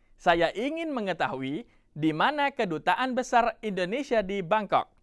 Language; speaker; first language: Indonesian; non-native, fluent; Thai